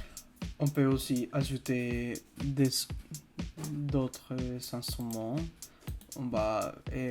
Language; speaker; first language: French; non-native, fluent; Spanish